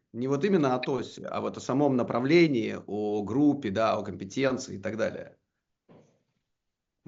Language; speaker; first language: Russian; native; Russian